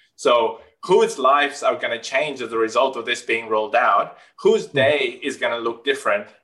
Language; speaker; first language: English; non-native, fluent; Spanish